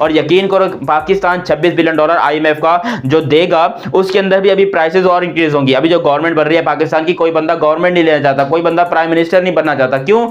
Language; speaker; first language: Urdu; non-native, local second language; Punjabi